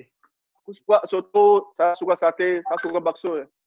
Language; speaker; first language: Indonesian; non-native, learner; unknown